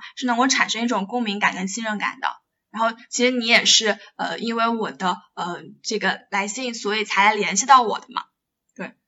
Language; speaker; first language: Chinese; native; Chinese